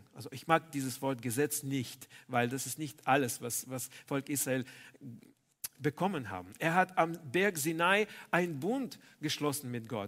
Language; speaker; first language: German; non-native, fluent; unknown